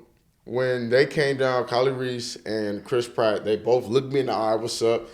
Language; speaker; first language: English; native; English